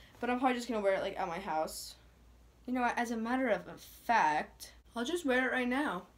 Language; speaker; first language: English; native; English